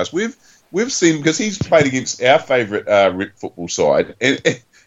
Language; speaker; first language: English; native; English